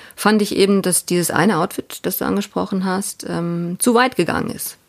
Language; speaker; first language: German; native; German